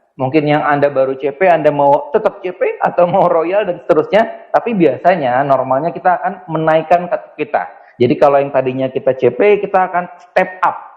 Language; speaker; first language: Indonesian; native; Indonesian